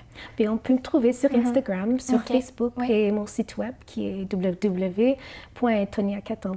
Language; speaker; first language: French; non-native, fluent; Arabic